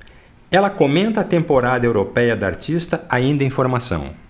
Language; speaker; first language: Portuguese; native; Portuguese